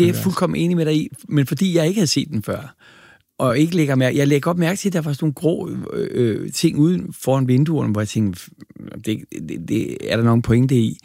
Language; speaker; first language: Danish; native; Danish